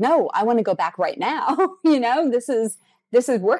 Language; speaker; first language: English; native; English